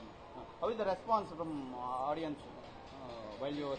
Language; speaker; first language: English; non-native, local second language; Telugu